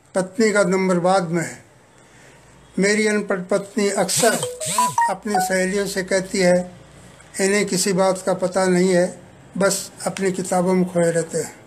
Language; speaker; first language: Hindi; native; Hindi